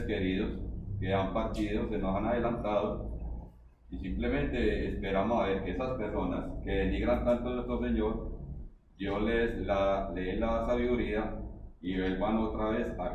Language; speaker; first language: Spanish; native; Spanish